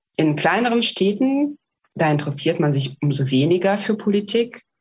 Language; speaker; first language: German; non-native, fluent; Russian